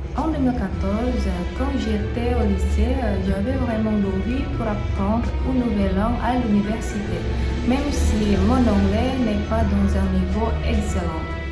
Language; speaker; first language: French; non-native, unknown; Indonesian